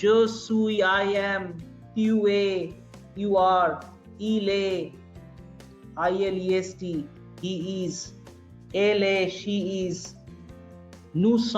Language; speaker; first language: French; non-native, fluent; Bangla